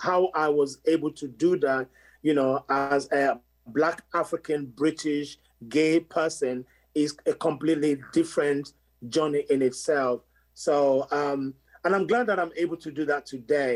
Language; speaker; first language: English; non-native, local second language; Yoruba